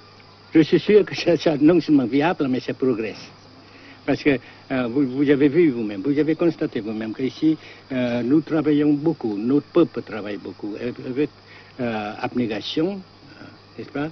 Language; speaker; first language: French; non-native, fluent; Vietnamese